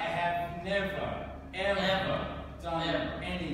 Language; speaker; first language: English; native; English